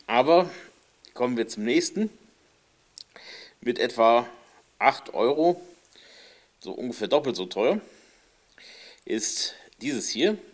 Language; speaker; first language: German; native; German